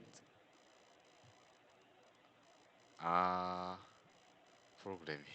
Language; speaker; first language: English; non-native, learner; Korean